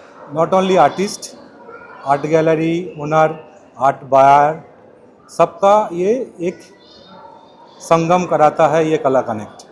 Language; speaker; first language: Hindi; native; Hindi